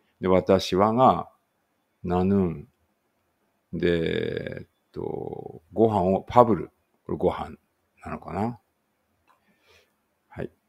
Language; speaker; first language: Japanese; native; Japanese